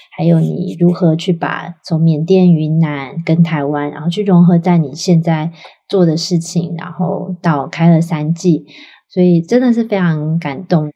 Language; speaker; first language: Chinese; native; Chinese